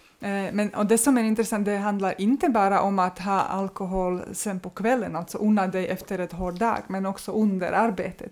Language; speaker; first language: Swedish; non-native, fluent; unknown